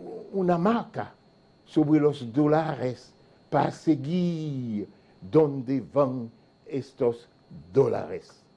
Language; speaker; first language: Spanish; non-native, fluent; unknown